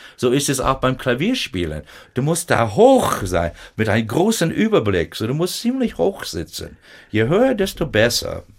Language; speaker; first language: German; non-native, fluent; English